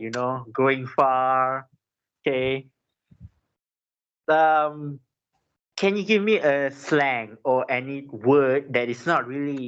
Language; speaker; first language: English; non-native, local second language; Malay